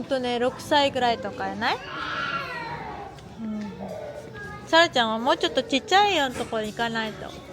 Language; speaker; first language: Japanese; non-native, fluent; Filipino